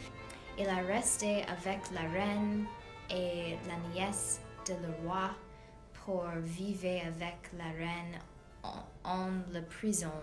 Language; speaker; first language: French; non-native, learner; English